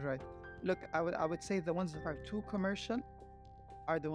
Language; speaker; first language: English; non-native, fluent; Arabic